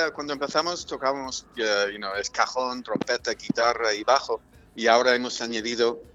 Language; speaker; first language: Spanish; non-native, fluent; English